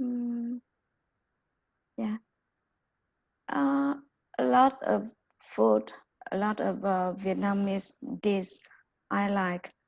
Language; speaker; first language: English; non-native, learner; Vietnamese